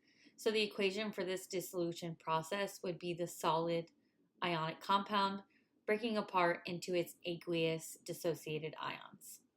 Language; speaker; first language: English; native; English